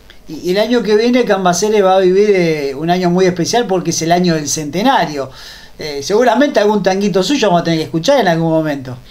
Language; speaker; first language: Spanish; native; Spanish